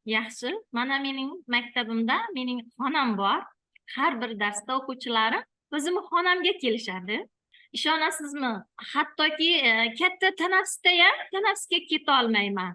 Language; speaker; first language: Uzbek; native; Uzbek